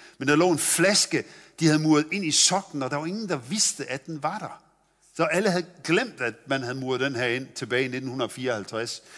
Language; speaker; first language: Danish; native; Danish